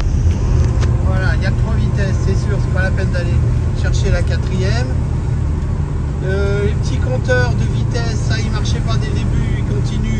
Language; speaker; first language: French; native; French